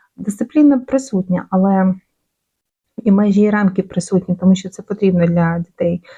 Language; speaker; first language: Ukrainian; non-native, local second language; Russian